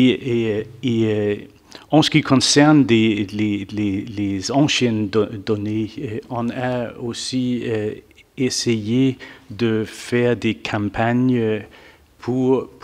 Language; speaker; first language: French; non-native, fluent; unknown